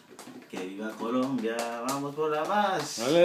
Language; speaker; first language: Spanish; non-native, fluent; English